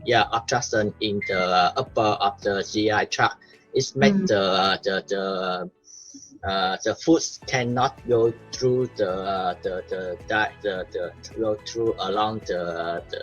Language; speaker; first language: English; non-native, learner; Vietnamese